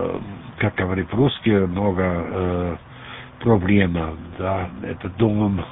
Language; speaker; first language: Russian; non-native, learner; German